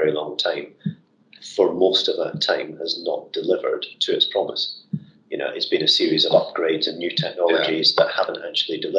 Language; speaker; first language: English; native; English